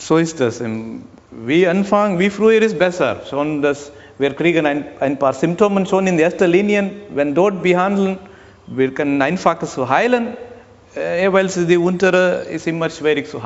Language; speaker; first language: German; non-native, learner; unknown